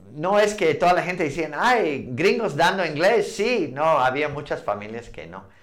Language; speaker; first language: Spanish; non-native, fluent; English